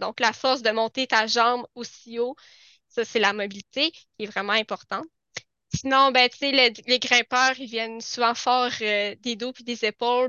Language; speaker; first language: French; native; French